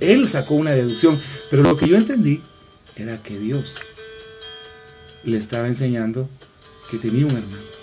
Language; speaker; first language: Spanish; native; Spanish